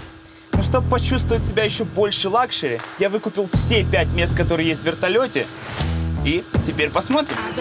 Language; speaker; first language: Russian; native; Russian